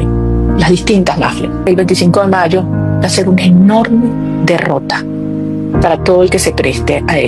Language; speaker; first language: Spanish; native; Spanish